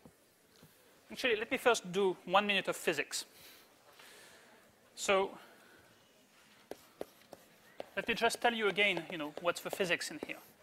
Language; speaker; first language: English; native; English